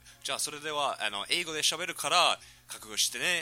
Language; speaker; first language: Japanese; non-native, fluent; English